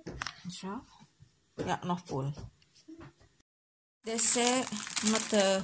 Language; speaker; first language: Dutch; non-native, learner; Indonesian